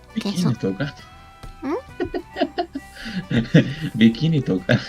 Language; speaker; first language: Japanese; non-native, learner; Spanish